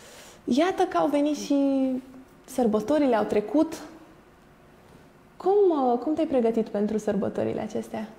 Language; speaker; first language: Romanian; native; Romanian